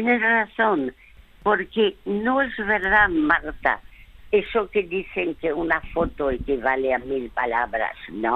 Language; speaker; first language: Spanish; early bilingual, other home language; French